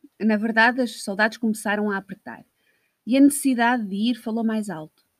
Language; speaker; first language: Portuguese; native; Portuguese